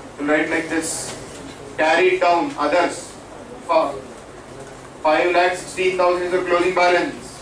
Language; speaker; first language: English; non-native, local second language; Telugu